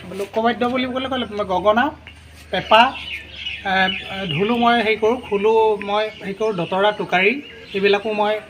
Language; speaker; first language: Assamese; native; Assamese